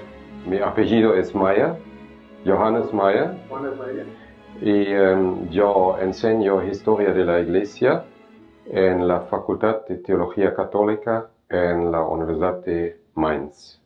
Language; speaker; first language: Spanish; non-native, fluent; German